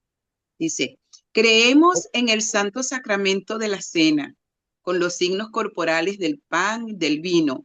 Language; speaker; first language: Spanish; native; Spanish